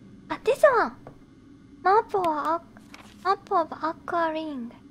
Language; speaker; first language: English; non-native, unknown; Japanese